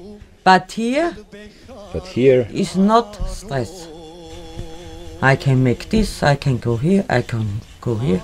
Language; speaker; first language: English; non-native, learner; German